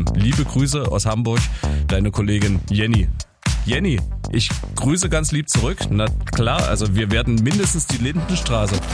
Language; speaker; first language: German; native; German